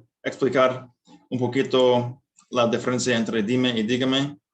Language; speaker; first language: Spanish; non-native, fluent; English